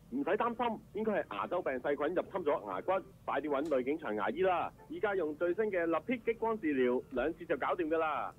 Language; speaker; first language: Cantonese; native; Cantonese